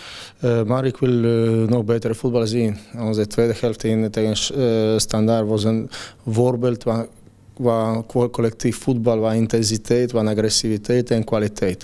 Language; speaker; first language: Dutch; non-native, fluent; Croatian